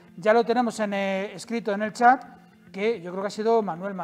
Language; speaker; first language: Spanish; native; Spanish